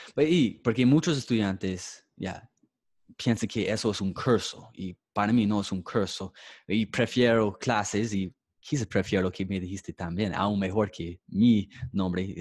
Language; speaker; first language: Spanish; non-native, fluent; English